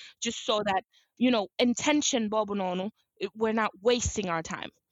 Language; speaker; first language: English; non-native, fluent; Wolof